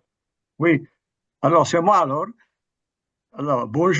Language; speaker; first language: French; non-native, fluent; Italian